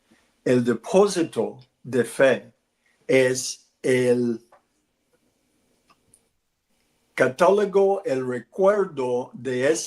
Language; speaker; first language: Spanish; non-native, learner; English